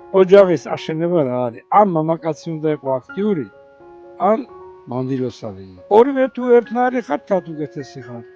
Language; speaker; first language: Georgian; native; Georgian